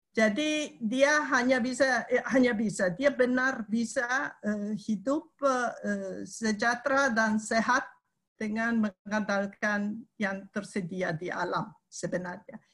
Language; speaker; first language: Indonesian; non-native, fluent; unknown